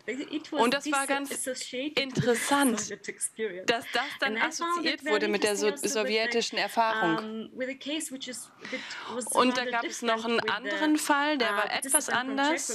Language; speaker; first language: German; non-native, fluent; Russian